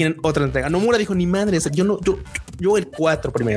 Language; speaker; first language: Spanish; native; Spanish